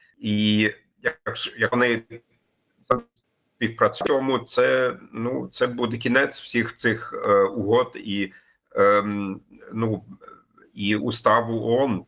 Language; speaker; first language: Ukrainian; non-native, fluent; German